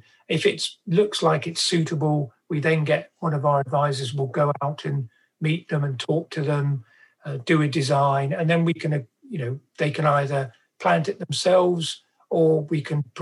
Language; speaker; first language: English; native; English